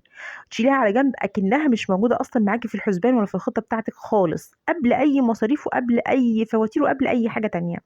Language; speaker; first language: Arabic; native; Arabic